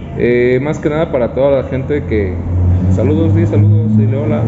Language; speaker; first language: Spanish; native; Spanish